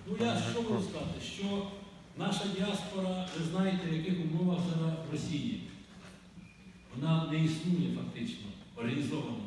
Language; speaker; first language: Ukrainian; native; Ukrainian